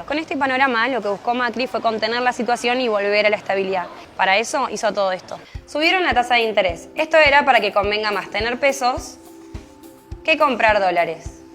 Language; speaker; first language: Spanish; native; Spanish